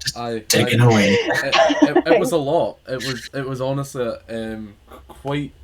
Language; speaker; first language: English; native; English